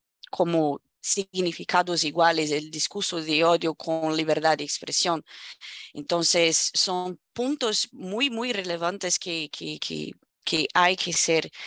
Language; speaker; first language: Spanish; non-native, fluent; Portuguese